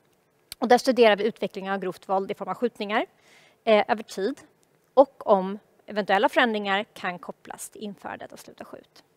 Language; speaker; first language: Swedish; native; Swedish